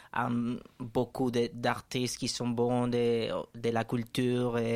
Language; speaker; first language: French; non-native, fluent; Spanish